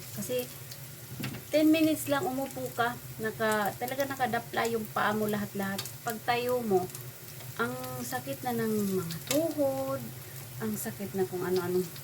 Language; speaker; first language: Filipino; non-native, local second language; Cebuano